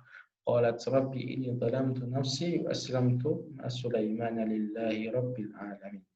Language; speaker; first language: Arabic; non-native, fluent; Indonesian